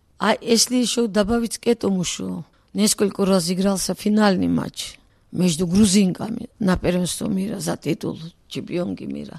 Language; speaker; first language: Russian; non-native, local second language; Georgian